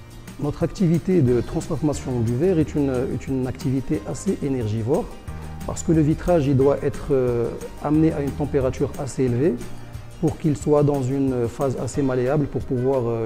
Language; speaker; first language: French; non-native, local second language; Arabic